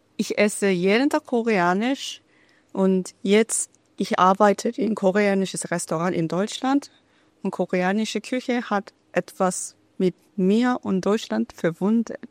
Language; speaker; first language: German; non-native, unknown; Korean